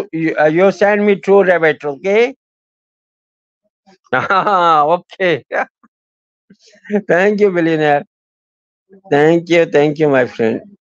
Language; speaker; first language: English; non-native, learner; Urdu